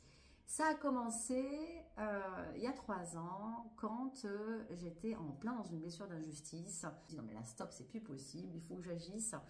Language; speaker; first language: French; native; French